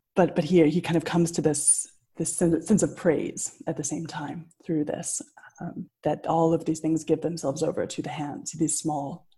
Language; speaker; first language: English; native; English